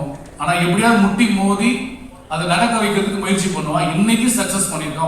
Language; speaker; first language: Tamil; native; Tamil